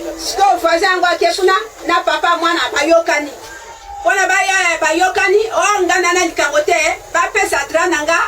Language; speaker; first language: Lingala; native; Lingala